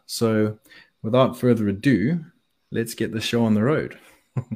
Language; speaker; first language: English; native; English